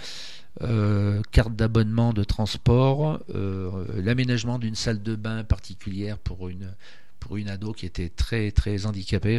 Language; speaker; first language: French; native; French